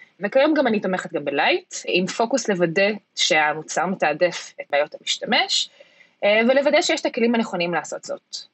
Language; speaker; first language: Hebrew; early bilingual, heritage; Hebrew